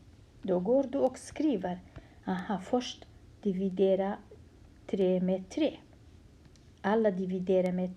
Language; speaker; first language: Swedish; non-native, fluent; Central Kurdish